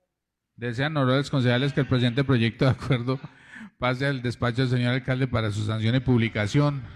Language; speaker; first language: Spanish; native; Spanish